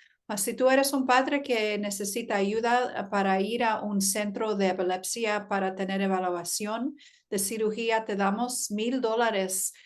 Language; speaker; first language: Spanish; early bilingual, heritage; Spanish